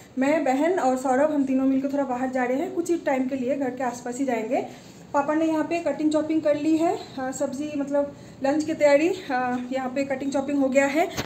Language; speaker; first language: Hindi; non-native, local second language; Bangla